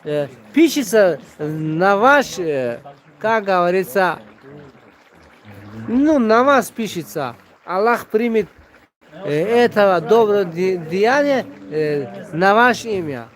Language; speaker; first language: Russian; non-native, local second language; Tajik